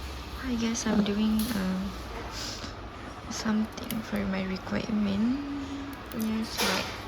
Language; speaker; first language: English; non-native, local second language; Malay